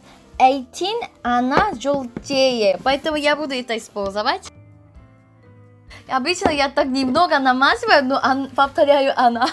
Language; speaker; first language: Russian; non-native, learner; Korean